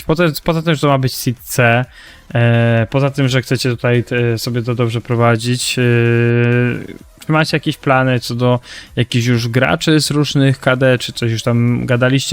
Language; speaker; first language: Polish; native; Polish